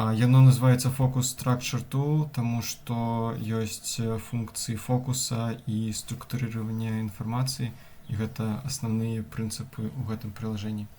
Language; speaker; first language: Belarusian; non-native, local second language; Russian